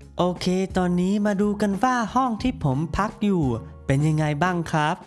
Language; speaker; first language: Thai; non-native, fluent; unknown